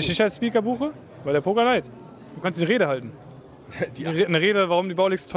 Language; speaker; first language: German; native; German